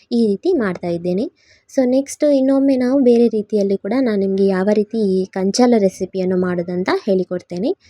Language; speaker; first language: Kannada; non-native, local second language; Tulu